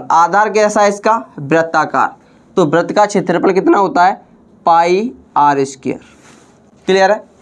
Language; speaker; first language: Hindi; native; Hindi